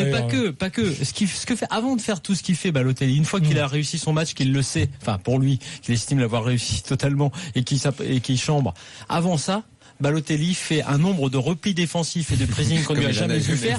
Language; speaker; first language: French; native; French